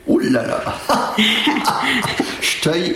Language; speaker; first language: French; native; French